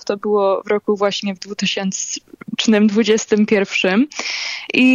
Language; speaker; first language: Polish; early bilingual, heritage; Polish